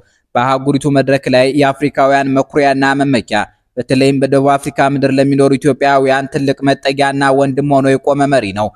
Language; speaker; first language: Amharic; native; Amharic